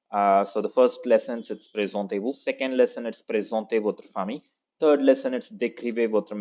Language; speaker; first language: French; non-native, fluent; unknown